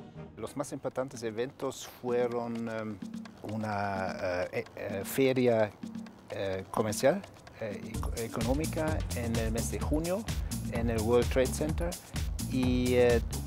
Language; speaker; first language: Spanish; non-native, fluent; German